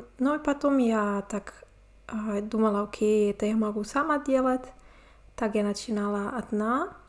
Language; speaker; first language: Russian; non-native, learner; Spanish